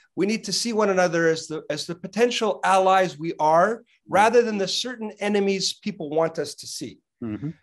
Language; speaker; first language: English; native; English